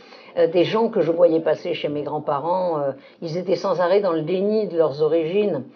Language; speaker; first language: French; native; French